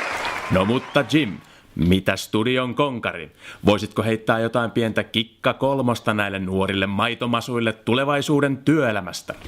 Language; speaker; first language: Finnish; native; Finnish